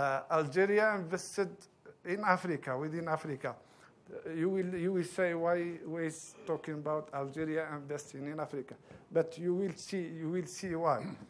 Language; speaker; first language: English; non-native, fluent; Arabic